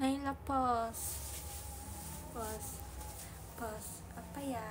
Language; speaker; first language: Indonesian; non-native, learner; Japanese